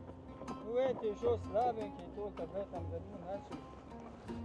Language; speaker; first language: Russian; non-native, local second language; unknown